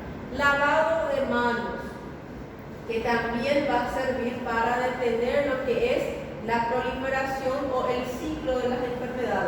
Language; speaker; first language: Spanish; native; Spanish